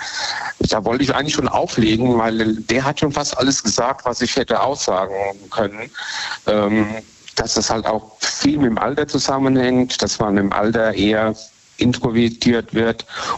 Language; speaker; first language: German; native; German